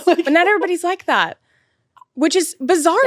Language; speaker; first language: English; native; English